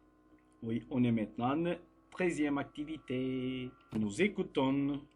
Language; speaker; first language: French; non-native, fluent; Turkish